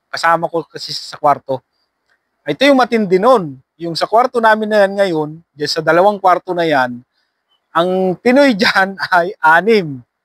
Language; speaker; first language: Filipino; native; Filipino